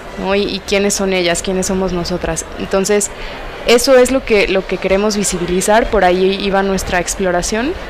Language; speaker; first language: Spanish; native; Spanish